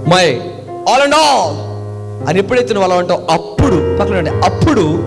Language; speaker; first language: English; non-native, local second language; Telugu